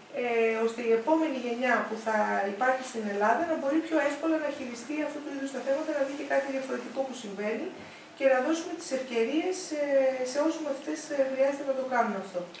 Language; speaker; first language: Greek; native; Greek